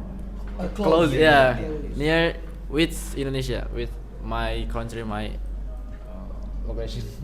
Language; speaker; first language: English; non-native, learner; Indonesian